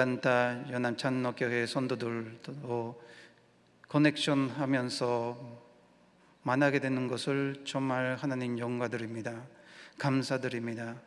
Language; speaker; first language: Korean; non-native, learner; Spanish